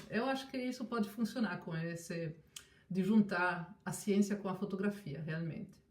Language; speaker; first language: Portuguese; non-native, fluent; Italian